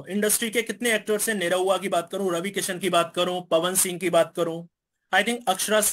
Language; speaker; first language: Hindi; native; Hindi